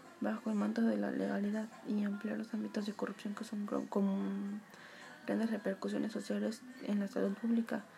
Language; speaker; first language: Spanish; native; Spanish